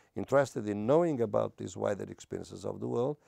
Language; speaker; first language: English; non-native, fluent; Portuguese